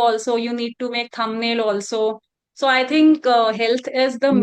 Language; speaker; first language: English; non-native, local second language; Hindi